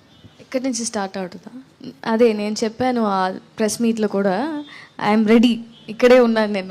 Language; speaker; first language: Telugu; non-native, fluent; Tamil